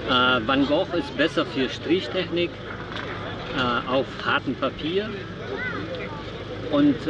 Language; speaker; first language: German; non-native, fluent; Polish